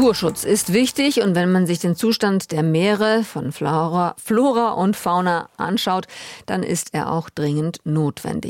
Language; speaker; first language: German; native; German